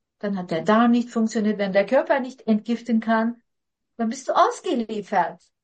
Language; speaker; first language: German; non-native, fluent; Turkish